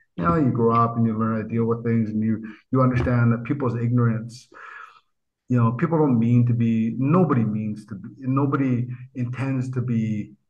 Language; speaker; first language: English; native; English